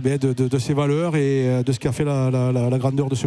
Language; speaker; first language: French; native; French